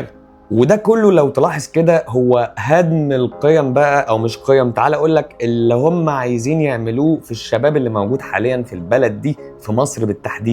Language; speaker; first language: Arabic; native; Arabic